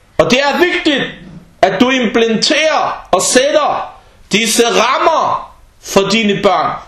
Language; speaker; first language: Danish; early bilingual, other home language; Arabic